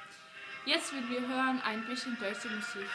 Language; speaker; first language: German; non-native, learner; Danish